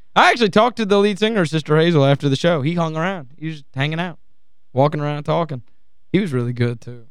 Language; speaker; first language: English; native; English